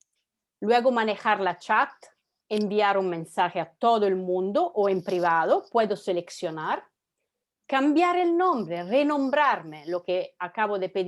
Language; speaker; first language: Spanish; non-native, fluent; Italian